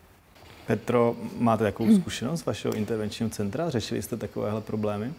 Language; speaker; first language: Czech; native; Czech